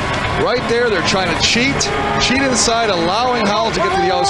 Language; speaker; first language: English; native; English